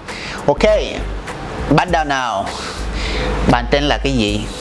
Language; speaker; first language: Vietnamese; non-native, fluent; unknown